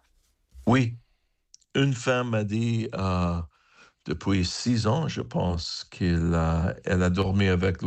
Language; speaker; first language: French; non-native, learner; English